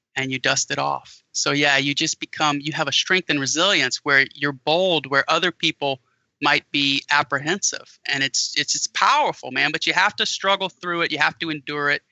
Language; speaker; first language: English; native; English